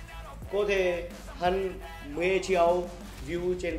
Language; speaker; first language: Vietnamese; non-native, learner; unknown